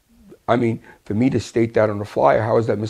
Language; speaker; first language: English; native; English